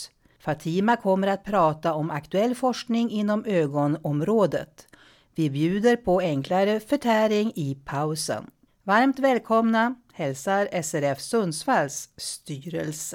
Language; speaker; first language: Swedish; native; Swedish